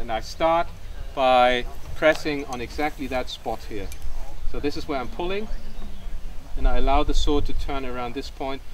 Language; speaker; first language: English; non-native, fluent; German